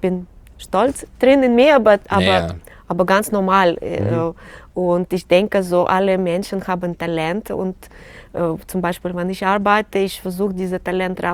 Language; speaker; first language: German; non-native, learner; Russian